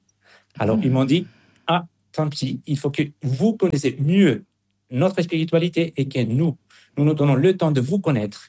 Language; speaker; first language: French; non-native, fluent; Spanish